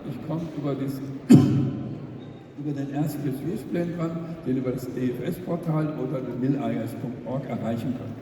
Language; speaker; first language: German; native; German